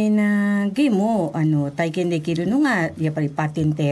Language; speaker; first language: Japanese; non-native, fluent; Filipino